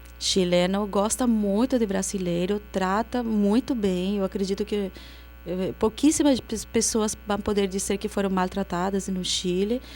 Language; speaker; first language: Portuguese; non-native, fluent; Spanish